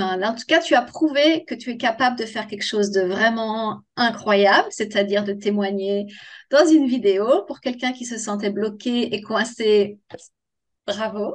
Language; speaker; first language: French; native; French